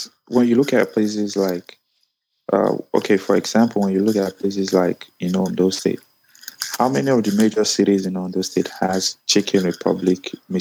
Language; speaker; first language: English; non-native, local second language; Yoruba